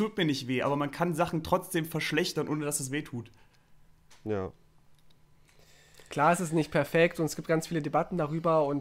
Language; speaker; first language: German; native; German